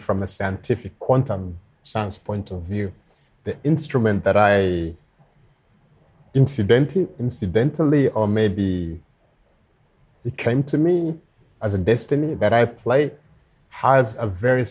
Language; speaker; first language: English; non-native, local second language; Luo (Kenya and Tanzania)